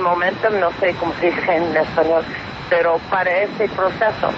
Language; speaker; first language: Spanish; non-native, fluent; English